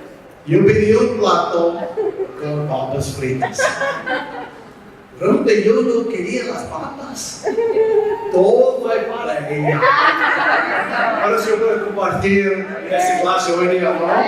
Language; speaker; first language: Spanish; non-native, fluent; English